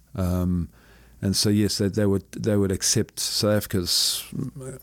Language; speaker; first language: English; native; English